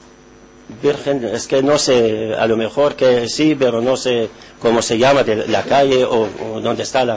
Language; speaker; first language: Spanish; non-native, learner; Arabic